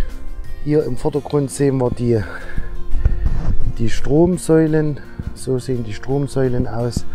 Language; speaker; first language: German; native; German